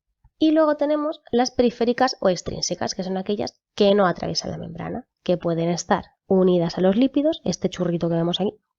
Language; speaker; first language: Spanish; native; Spanish